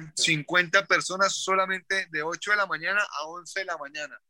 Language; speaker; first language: Spanish; native; Spanish